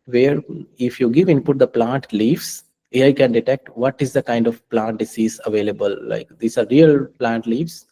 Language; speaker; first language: English; non-native, local second language; Punjabi